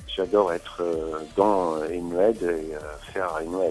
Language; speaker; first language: French; non-native, fluent; English